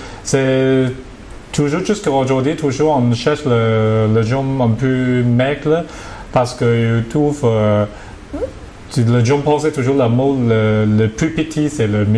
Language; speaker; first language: French; non-native, learner; Cantonese